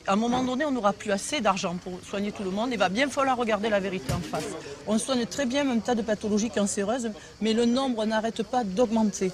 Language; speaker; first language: French; native; French